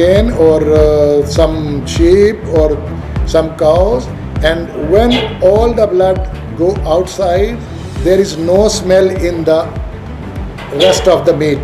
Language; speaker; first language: English; non-native, fluent; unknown